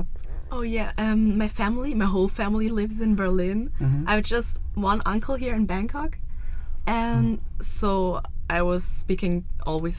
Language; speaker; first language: English; non-native, fluent; German